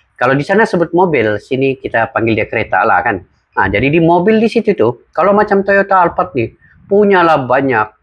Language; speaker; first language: Malay; native; Malay